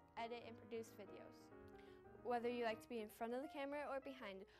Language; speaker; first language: English; native; English